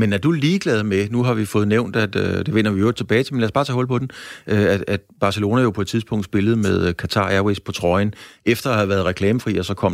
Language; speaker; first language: Danish; native; Danish